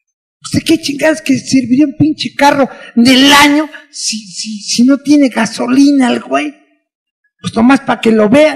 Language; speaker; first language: Spanish; native; Spanish